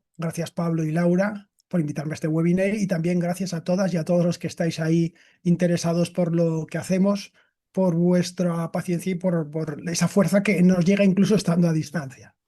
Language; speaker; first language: Spanish; native; Spanish